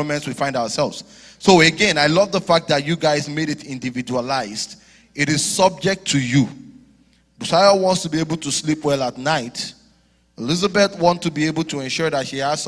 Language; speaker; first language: English; non-native, local second language; Yoruba